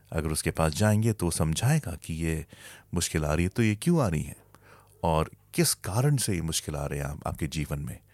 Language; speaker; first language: Hindi; native; Hindi